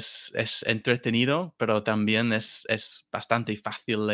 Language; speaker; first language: Spanish; non-native, fluent; English